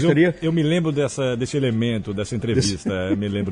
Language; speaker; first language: Portuguese; native; Portuguese